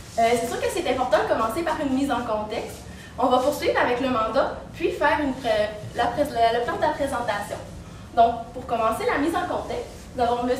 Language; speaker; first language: French; native; French